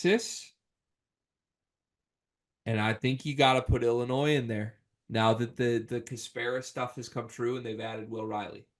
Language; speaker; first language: English; native; English